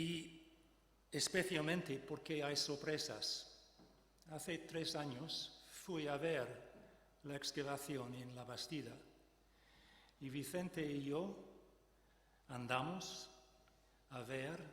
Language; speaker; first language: Spanish; non-native, fluent; English